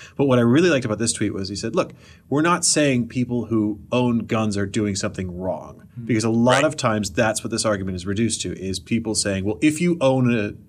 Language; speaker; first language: English; native; English